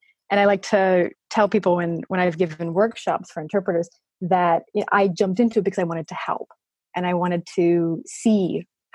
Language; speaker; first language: English; native; English